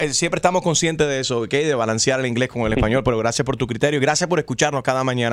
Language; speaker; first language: Spanish; early bilingual, heritage; Spanish